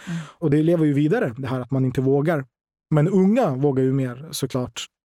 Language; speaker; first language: Swedish; non-native, fluent; Ukrainian